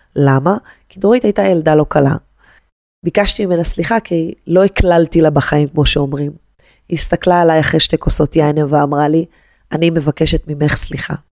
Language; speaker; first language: Hebrew; native; Hebrew